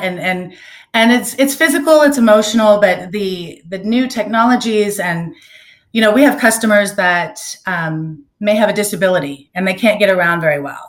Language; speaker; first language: English; native; English